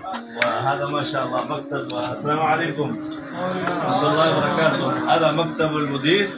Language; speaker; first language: Arabic; non-native, fluent; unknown